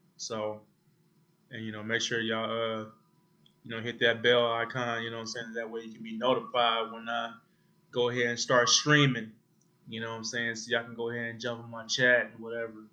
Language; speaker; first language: English; native; English